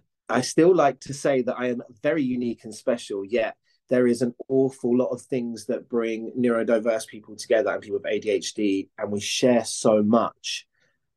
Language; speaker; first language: English; native; English